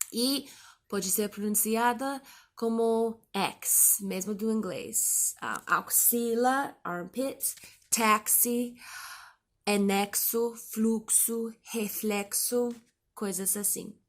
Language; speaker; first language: Portuguese; non-native, learner; English